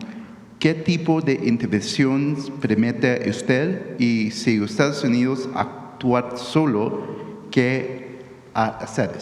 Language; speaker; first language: Spanish; early bilingual, heritage; English